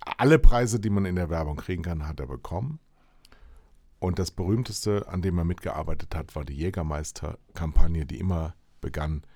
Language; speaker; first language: German; native; German